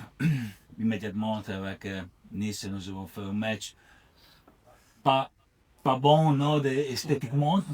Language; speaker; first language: French; non-native, learner; Italian